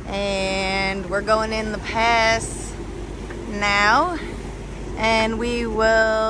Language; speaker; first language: English; native; English